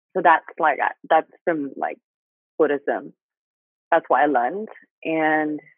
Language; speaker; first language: English; non-native, fluent; Thai